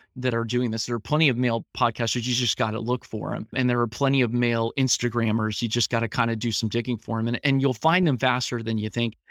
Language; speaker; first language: English; native; English